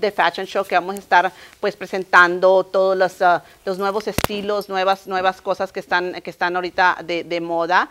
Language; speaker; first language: Spanish; early bilingual, heritage; Spanish